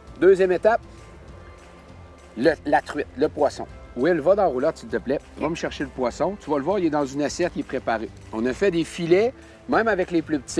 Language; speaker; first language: French; native; French